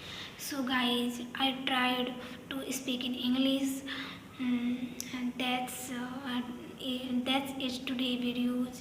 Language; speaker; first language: English; non-native, learner; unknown